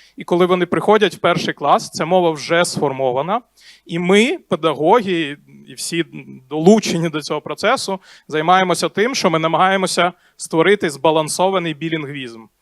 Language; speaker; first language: Ukrainian; non-native, local second language; Russian